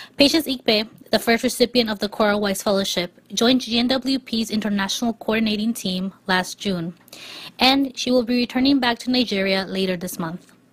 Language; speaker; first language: English; native; English